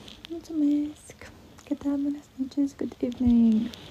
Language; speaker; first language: Spanish; non-native, fluent; Romanian